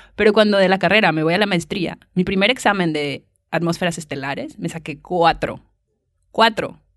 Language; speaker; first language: Spanish; native; Spanish